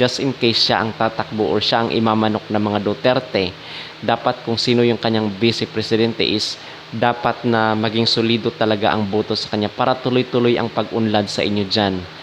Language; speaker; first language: Filipino; non-native, local second language; Cebuano